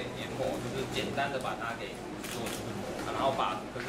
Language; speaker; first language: Chinese; native; Chinese